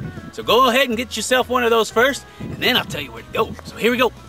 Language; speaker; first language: English; native; English